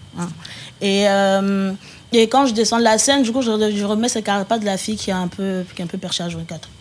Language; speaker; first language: French; early bilingual, other home language; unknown